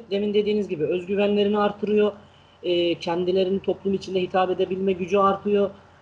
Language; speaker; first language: Turkish; native; Turkish